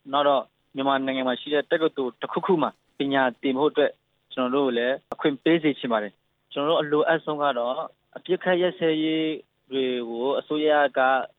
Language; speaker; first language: Burmese; non-native, local second language; S'gaw Karen